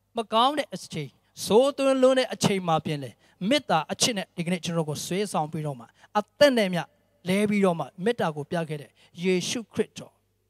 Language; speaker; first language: Burmese; non-native, local second language; Tedim Chin